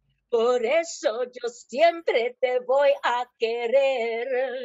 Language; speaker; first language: Spanish; native; Spanish